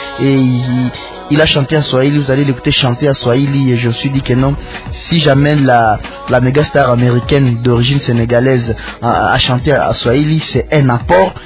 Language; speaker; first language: French; non-native, local second language; Nande